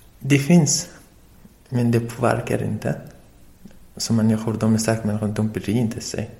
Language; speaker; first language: Swedish; non-native, learner; Persian